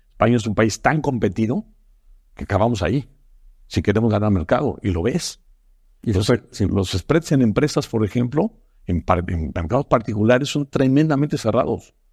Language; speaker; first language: Spanish; native; Spanish